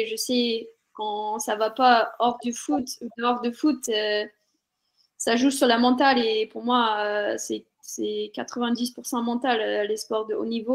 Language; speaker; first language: French; non-native, fluent; English